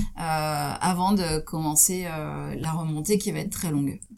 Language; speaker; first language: French; native; French